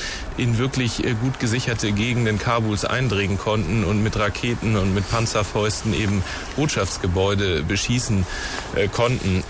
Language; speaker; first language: German; native; German